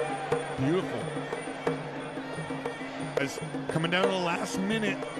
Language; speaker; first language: English; native; English